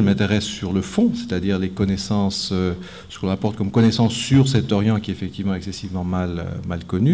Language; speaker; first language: French; native; French